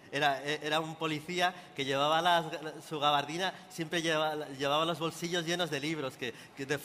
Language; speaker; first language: Spanish; native; Spanish